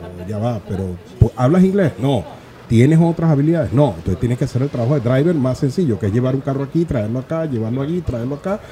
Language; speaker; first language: Spanish; native; Spanish